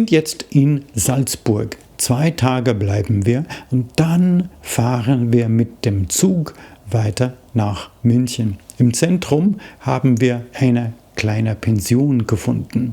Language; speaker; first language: German; non-native, fluent; English